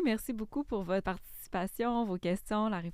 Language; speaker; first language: French; native; French